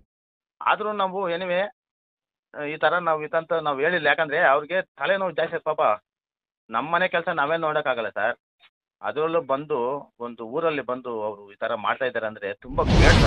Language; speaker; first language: Kannada; native; Kannada